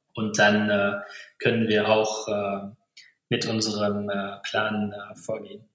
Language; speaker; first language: German; non-native, local second language; Luxembourgish